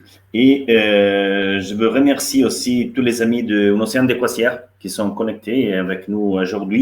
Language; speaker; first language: French; non-native, fluent; Italian